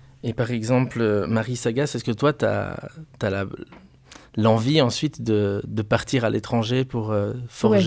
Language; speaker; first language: French; native; French